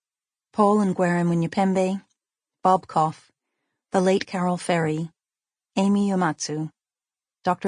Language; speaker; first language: English; native; English